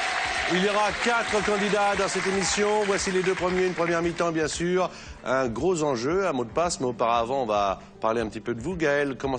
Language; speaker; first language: French; native; French